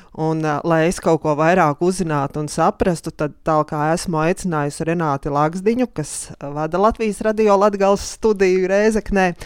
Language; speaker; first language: Latvian; native; Latvian